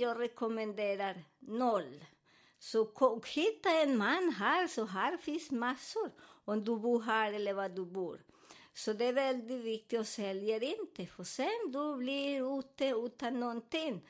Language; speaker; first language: Swedish; non-native, learner; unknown